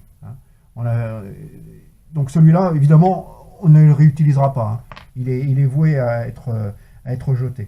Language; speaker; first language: French; native; French